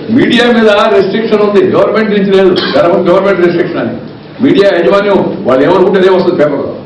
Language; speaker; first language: Telugu; native; Telugu